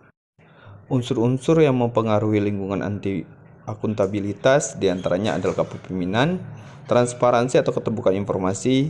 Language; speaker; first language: Indonesian; native; Indonesian